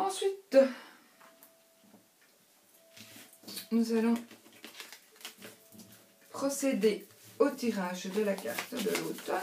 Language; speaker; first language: French; native; French